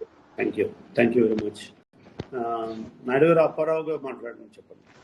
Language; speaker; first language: Telugu; non-native, local second language; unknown